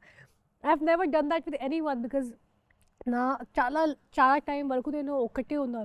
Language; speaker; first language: Telugu; non-native, fluent; Hindi